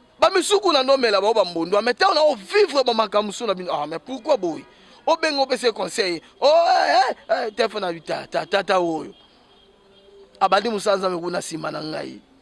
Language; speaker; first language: Lingala; native; Lingala